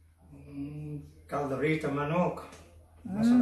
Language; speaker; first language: Filipino; non-native, learner; English